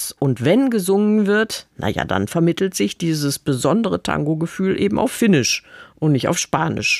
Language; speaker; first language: German; native; German